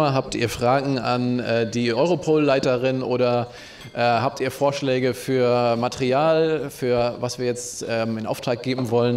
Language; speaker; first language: German; native; German